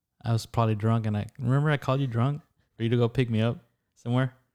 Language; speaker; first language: English; early bilingual, other home language; Spanish